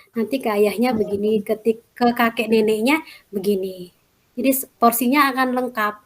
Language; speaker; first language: Indonesian; native; Indonesian